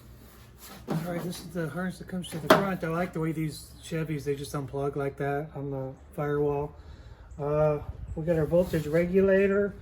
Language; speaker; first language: English; native; English